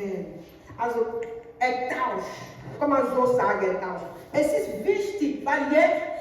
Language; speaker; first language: German; non-native, learner; French